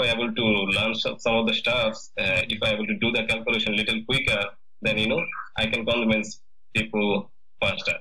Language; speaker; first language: English; non-native, learner; Bangla